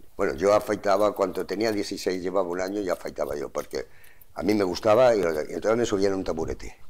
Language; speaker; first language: Spanish; native; Spanish